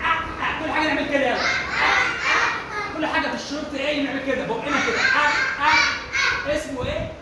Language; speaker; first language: Arabic; native; Arabic